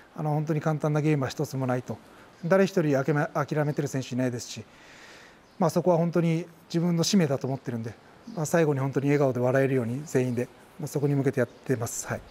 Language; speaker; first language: Japanese; native; Japanese